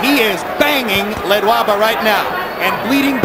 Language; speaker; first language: English; native; English